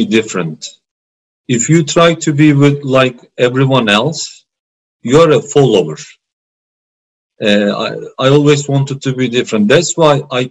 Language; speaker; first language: English; non-native, fluent; Turkish